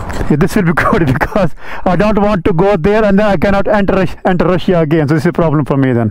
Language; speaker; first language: English; non-native, local second language; Hindi